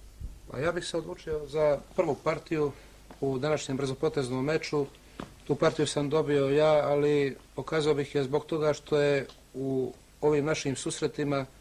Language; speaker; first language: Bosnian; native; Bosnian